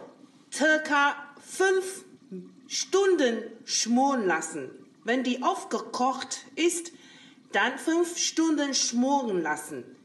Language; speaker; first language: German; non-native, learner; Chinese